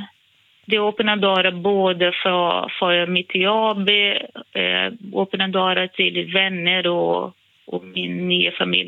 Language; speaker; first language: Swedish; non-native, fluent; Portuguese